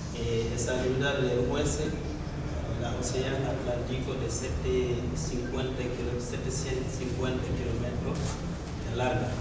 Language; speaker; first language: Spanish; non-native, learner; Wolof